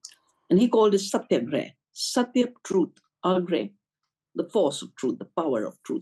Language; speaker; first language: English; non-native, local second language; Hindi